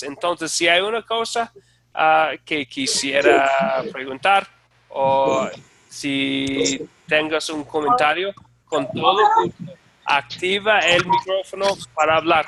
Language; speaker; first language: Spanish; non-native, fluent; English